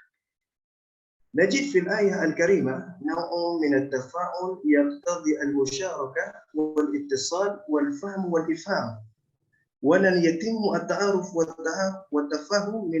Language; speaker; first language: Arabic; non-native, fluent; Indonesian